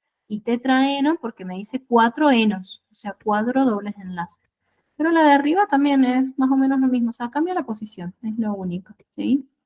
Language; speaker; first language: Spanish; native; Spanish